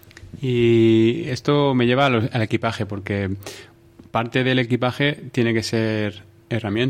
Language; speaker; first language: Spanish; native; Spanish